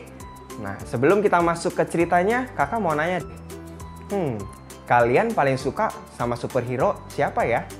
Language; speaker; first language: Indonesian; native; Indonesian